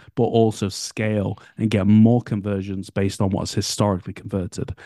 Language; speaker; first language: English; native; English